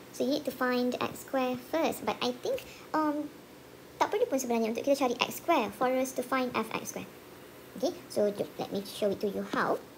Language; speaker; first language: English; non-native, local second language; Malay